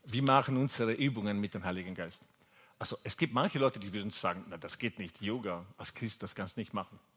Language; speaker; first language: German; non-native, fluent; Italian